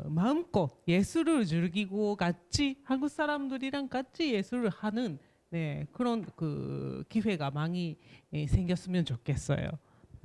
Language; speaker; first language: Korean; non-native, fluent; Japanese